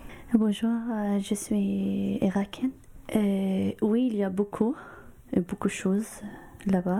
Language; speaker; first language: French; non-native, learner; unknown